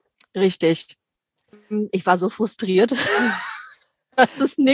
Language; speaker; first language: German; native; German